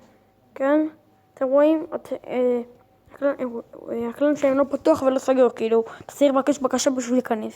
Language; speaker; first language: Hebrew; native; Hebrew